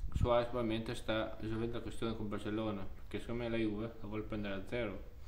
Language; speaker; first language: Italian; non-native, fluent; Albanian